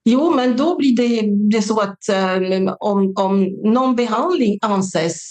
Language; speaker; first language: Swedish; non-native, fluent; French